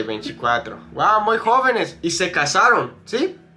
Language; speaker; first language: Portuguese; non-native, learner; English